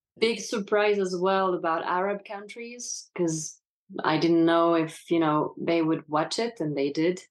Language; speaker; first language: English; non-native, fluent; French